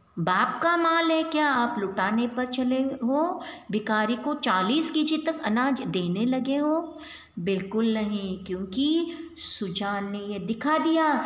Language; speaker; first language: Hindi; non-native, local second language; Kannada